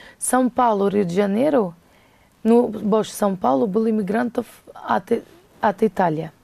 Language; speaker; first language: Russian; non-native, learner; Portuguese